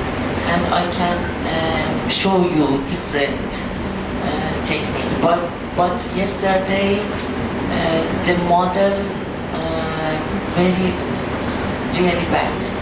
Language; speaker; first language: English; non-native, learner; Persian